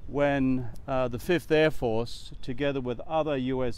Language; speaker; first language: English; native; English